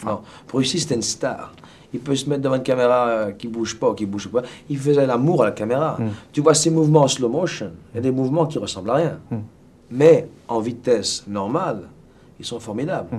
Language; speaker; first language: French; native; French